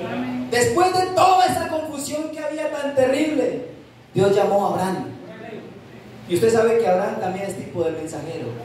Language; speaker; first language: Spanish; native; Spanish